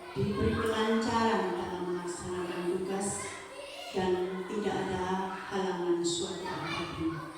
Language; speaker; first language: Indonesian; non-native, local second language; Javanese